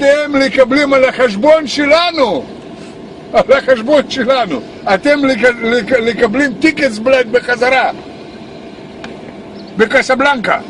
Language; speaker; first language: Hebrew; non-native, learner; Russian